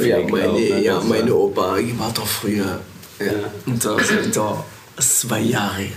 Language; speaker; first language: German; non-native, learner; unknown